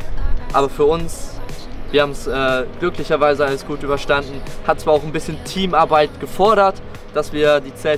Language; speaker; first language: German; native; German